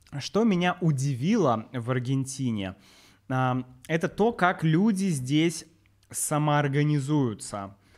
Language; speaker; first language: Russian; native; Russian